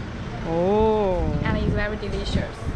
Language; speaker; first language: English; non-native, learner; Chinese